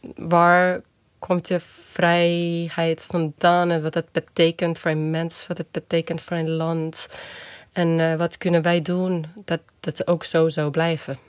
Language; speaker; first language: Dutch; non-native, fluent; Estonian